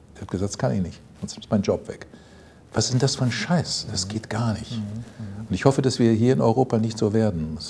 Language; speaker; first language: German; native; German